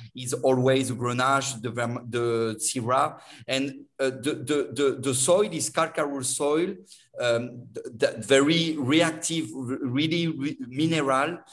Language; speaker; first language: English; non-native, learner; French